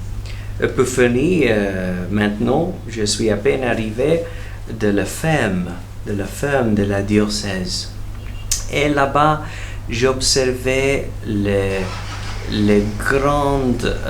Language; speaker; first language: French; non-native, fluent; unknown